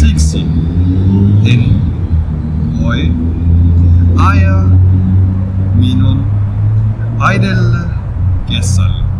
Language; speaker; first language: Finnish; non-native, learner; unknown